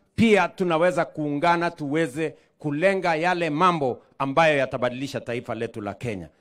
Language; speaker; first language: Swahili; non-native, local second language; Kalenjin